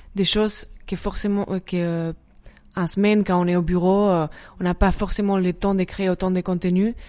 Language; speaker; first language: French; non-native, fluent; Spanish